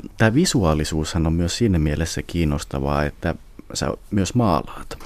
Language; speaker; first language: Finnish; native; Finnish